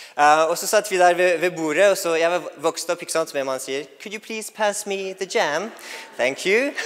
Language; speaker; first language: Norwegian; non-native, fluent; English